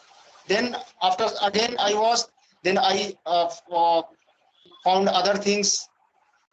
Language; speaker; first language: English; non-native, learner; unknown